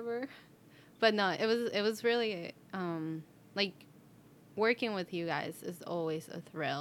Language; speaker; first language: English; non-native, fluent; Spanish